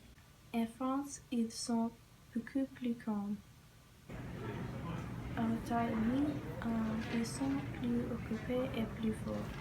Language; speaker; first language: French; non-native, learner; English